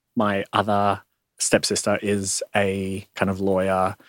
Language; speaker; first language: English; native; English